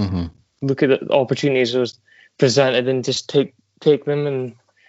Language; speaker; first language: English; native; English